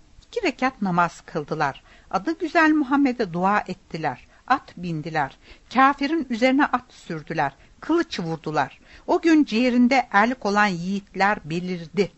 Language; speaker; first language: Turkish; native; Turkish